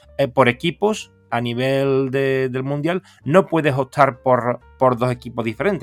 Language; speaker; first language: Spanish; native; Spanish